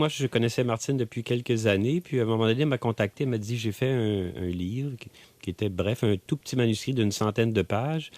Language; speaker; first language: French; native; French